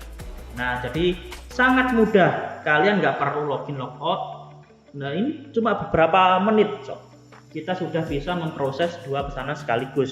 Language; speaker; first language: Indonesian; native; Indonesian